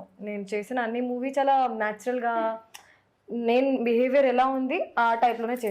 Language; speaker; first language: Telugu; non-native, learner; Hindi